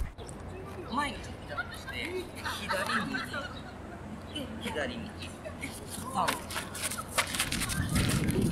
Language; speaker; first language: Japanese; native; Japanese